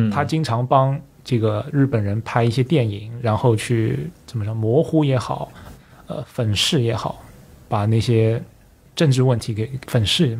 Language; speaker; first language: Chinese; native; Chinese